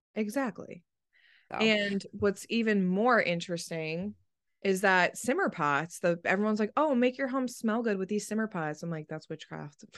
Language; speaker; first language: English; native; English